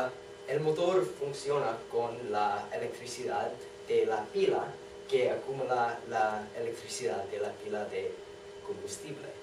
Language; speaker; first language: Spanish; non-native, learner; English